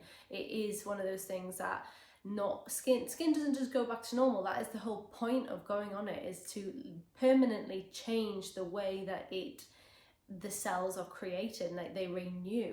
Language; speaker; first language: English; native; English